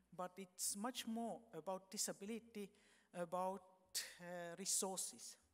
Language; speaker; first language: English; non-native, fluent; Estonian